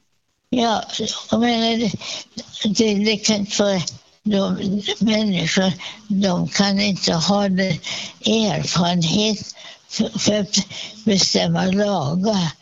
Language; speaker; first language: Swedish; non-native, fluent; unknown